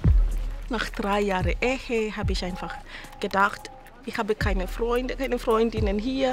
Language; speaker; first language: German; non-native, fluent; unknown